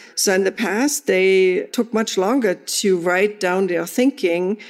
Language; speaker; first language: English; non-native, fluent; German